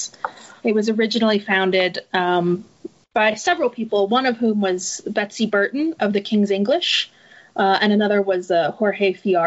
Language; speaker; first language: English; native; English